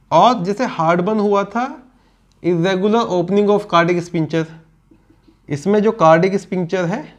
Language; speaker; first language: Hindi; native; Hindi